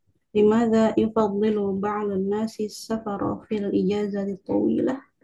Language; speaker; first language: Arabic; non-native, learner; Indonesian